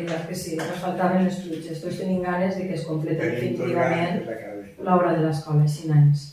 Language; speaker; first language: Catalan; native; Catalan